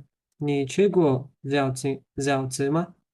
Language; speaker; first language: Chinese; non-native, learner; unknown